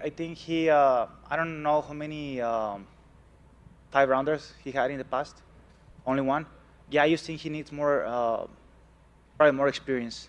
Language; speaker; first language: English; non-native, fluent; Spanish